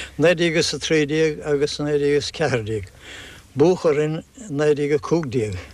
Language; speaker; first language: Irish; non-native, local second language; English